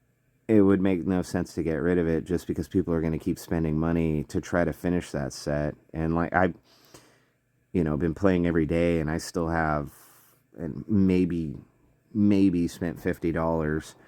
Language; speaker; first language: English; native; English